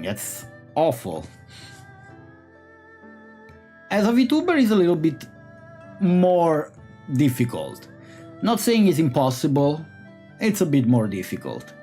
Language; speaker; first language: English; non-native, fluent; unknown